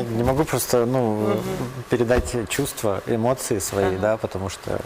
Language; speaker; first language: Russian; native; Russian